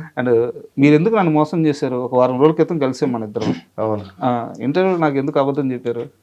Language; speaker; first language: Telugu; native; Telugu